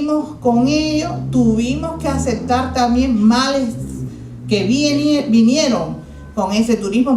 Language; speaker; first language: Spanish; native; Spanish